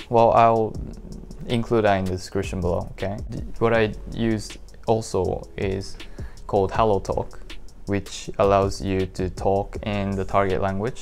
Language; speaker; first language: English; non-native, fluent; Japanese